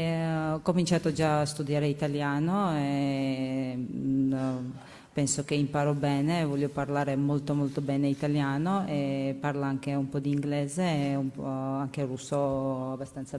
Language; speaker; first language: Italian; non-native, learner; Georgian